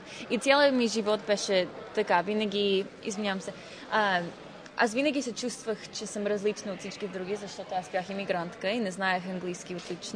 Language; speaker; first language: Bulgarian; early bilingual, heritage; Bulgarian